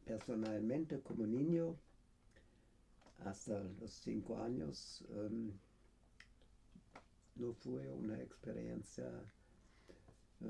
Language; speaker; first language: Spanish; non-native, fluent; German